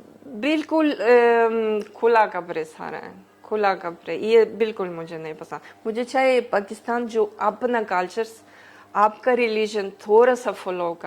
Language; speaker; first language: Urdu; early bilingual, heritage; Greek